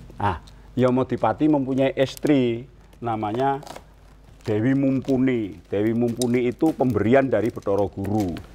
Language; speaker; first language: Indonesian; native; Indonesian